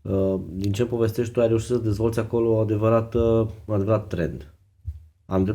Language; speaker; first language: Romanian; native; Romanian